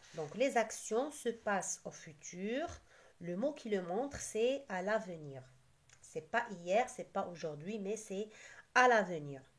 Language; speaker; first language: French; non-native, local second language; Arabic